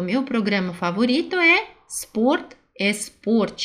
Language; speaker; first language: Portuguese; non-native, fluent; Russian